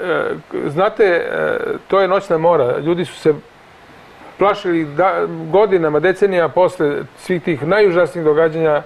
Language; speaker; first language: Croatian; native; Croatian